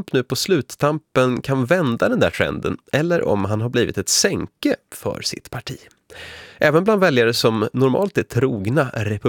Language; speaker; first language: Swedish; native; Swedish